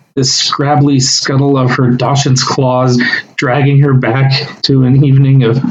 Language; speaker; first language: English; native; English